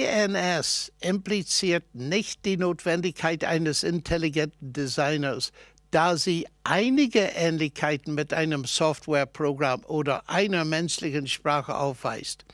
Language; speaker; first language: German; non-native, fluent; English